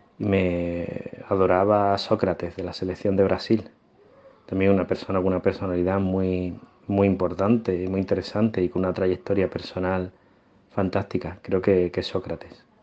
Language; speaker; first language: Spanish; native; Spanish